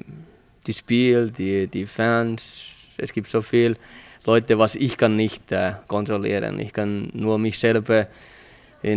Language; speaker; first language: German; non-native, learner; Finnish